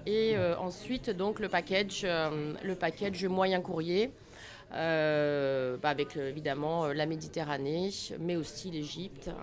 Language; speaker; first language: French; native; French